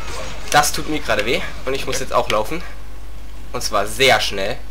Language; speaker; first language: German; native; German